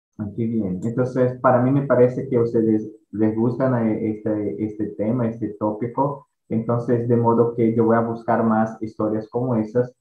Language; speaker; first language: Spanish; non-native, fluent; Portuguese